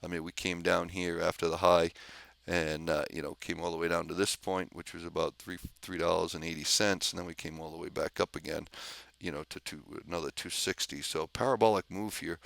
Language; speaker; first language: English; native; English